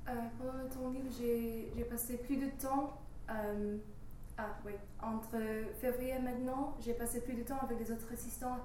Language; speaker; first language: French; non-native, learner; English